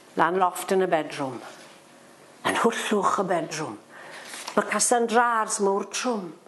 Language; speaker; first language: Welsh; non-native, local second language; English